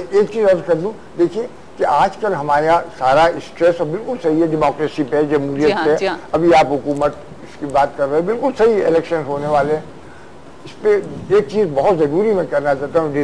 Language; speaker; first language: Urdu; native; Urdu